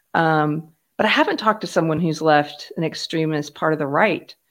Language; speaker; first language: English; native; English